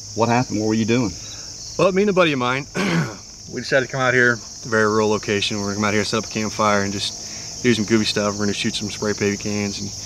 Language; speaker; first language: English; native; English